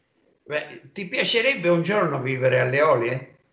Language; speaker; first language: Italian; native; Italian